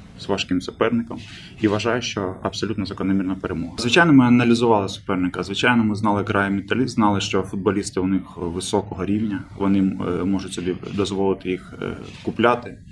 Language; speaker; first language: Ukrainian; native; Ukrainian